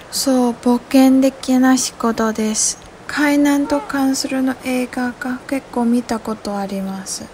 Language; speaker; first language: Japanese; non-native, learner; Chinese